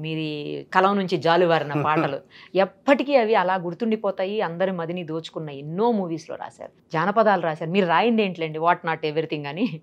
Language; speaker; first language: Telugu; native; Telugu